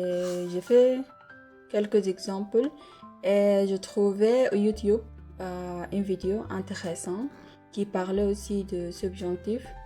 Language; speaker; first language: French; non-native, learner; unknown